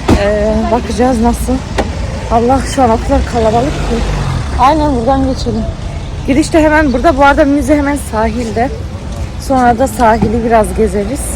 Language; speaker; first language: Turkish; early bilingual, heritage; Turkish